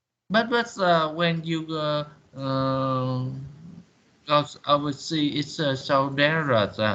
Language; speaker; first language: English; non-native, learner; Vietnamese